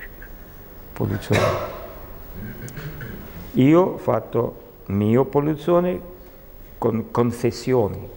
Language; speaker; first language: Italian; non-native, learner; Russian